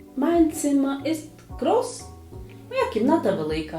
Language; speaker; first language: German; non-native, fluent; Ukrainian